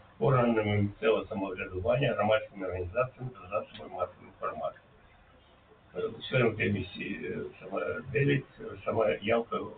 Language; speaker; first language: Ukrainian; non-native, local second language; Russian